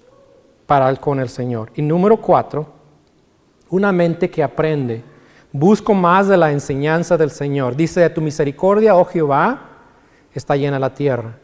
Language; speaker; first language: Spanish; native; Spanish